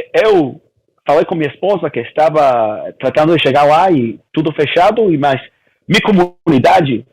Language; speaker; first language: Portuguese; early bilingual, heritage; Portuguese